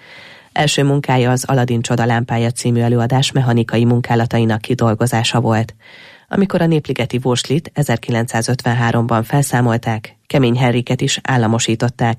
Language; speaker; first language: Hungarian; native; Hungarian